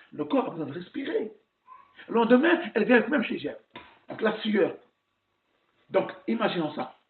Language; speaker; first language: French; non-native, local second language; Arabic